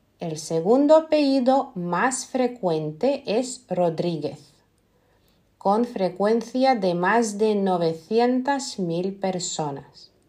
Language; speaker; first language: Spanish; non-native, fluent; Lithuanian